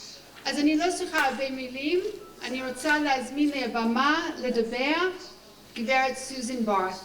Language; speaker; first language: Hebrew; non-native, fluent; English